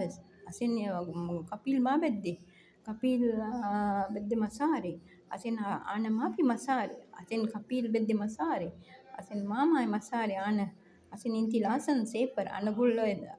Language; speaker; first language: Arabic; non-native, learner; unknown